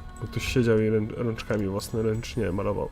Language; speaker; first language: Polish; native; Polish